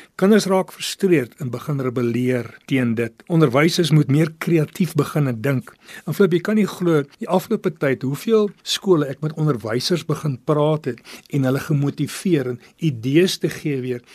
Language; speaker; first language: Afrikaans; early bilingual, other home language; English